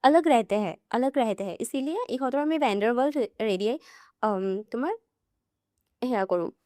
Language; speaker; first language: Hindi; non-native, local second language; Assamese